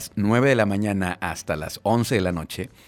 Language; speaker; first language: Spanish; native; Spanish